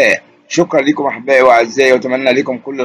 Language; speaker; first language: Arabic; native; Arabic